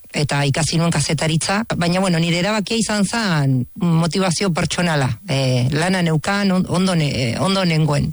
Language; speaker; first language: Basque; non-native, fluent; Spanish